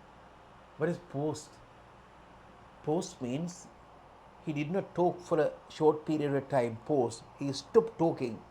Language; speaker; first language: English; non-native, local second language; Sinhala